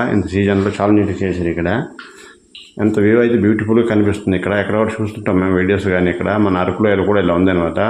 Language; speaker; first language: Telugu; non-native, local second language; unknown